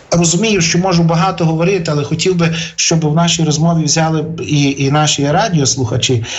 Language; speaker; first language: Ukrainian; native; Ukrainian